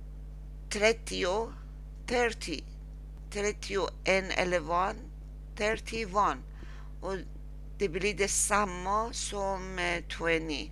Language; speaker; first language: Swedish; non-native, learner; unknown